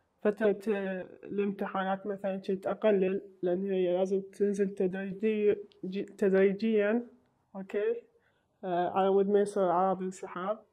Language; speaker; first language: Arabic; native; Arabic